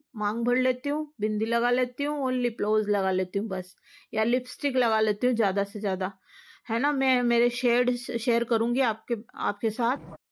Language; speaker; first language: Hindi; native; Hindi